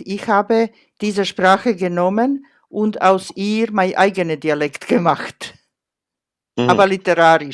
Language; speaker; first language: German; non-native, fluent; Croatian